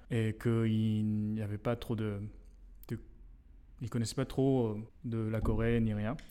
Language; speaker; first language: French; non-native, fluent; Korean